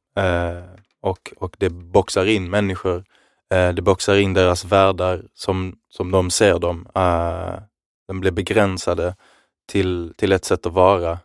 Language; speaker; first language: Swedish; early bilingual, other home language; Arabic